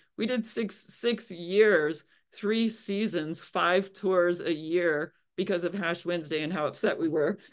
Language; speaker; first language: English; native; English